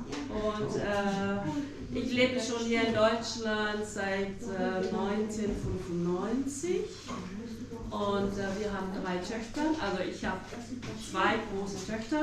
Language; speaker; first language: German; non-native, fluent; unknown